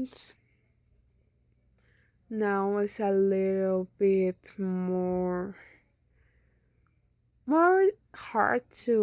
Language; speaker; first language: English; non-native, learner; Spanish